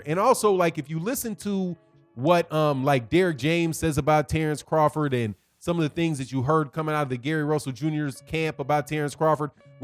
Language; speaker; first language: English; native; English